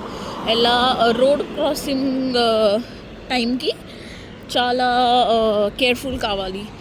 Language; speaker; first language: Telugu; non-native, learner; Marathi